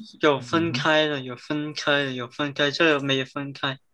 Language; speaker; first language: Chinese; early bilingual, heritage; Chinese